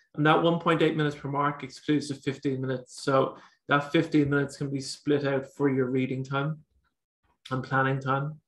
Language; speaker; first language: English; native; English